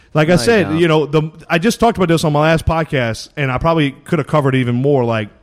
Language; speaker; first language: English; native; English